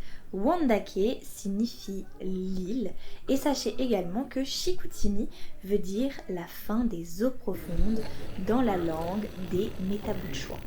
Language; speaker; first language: French; native; French